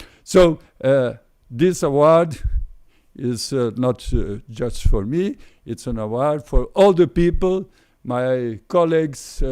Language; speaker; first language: English; non-native, fluent; Portuguese